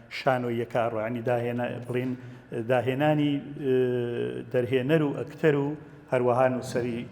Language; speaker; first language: Central Kurdish; native; Central Kurdish